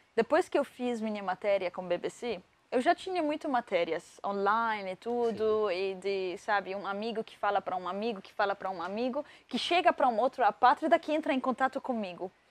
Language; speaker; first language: Portuguese; non-native, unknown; Arabic